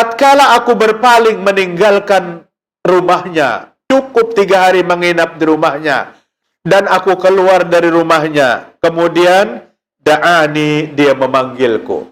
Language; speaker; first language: Indonesian; non-native, local second language; Banjar